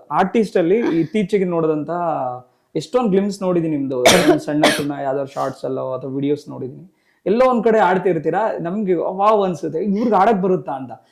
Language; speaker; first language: Kannada; native; Kannada